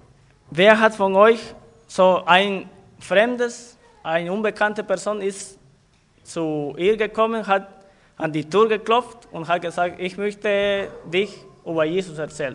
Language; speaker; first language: German; non-native, fluent; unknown